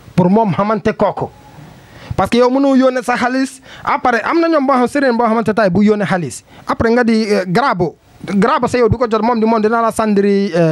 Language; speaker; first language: Wolof; non-native, learner; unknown